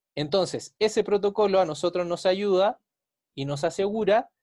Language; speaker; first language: Spanish; native; Spanish